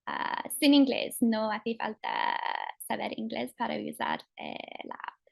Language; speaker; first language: Spanish; non-native, fluent; English